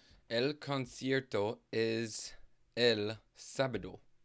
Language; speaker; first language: Spanish; non-native, learner; English